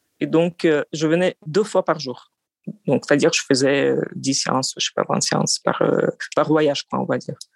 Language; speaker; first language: French; non-native, fluent; Russian